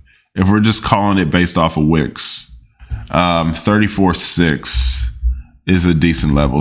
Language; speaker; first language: English; native; English